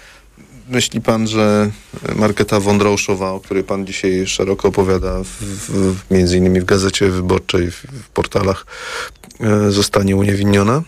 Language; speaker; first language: Polish; native; Polish